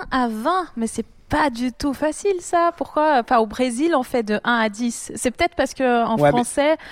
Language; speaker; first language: French; non-native, fluent; Portuguese